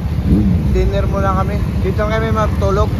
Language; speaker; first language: Filipino; native; Filipino